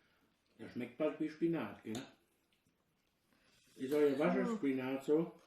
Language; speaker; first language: German; native; German